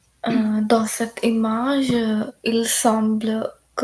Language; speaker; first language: French; non-native, learner; Hindi